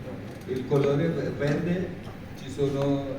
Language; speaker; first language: Italian; non-native, learner; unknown